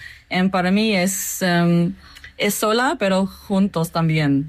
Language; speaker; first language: Spanish; non-native, learner; English